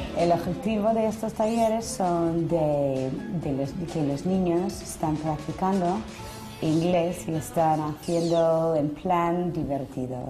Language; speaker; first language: Spanish; non-native, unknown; English